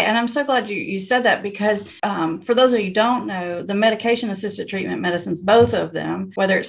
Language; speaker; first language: English; native; English